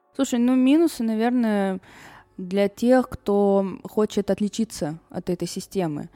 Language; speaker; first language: Russian; early bilingual, other home language; Armenian